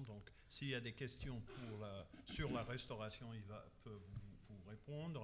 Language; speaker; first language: French; non-native, fluent; English